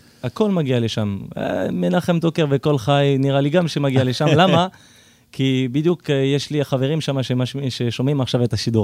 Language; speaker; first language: Hebrew; non-native, fluent; French